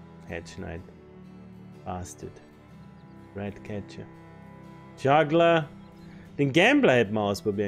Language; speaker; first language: German; native; German